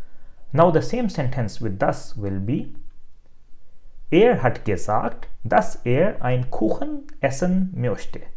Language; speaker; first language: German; non-native, fluent; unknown